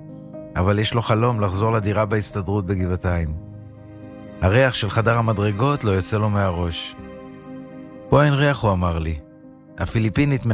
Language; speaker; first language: Hebrew; native; Hebrew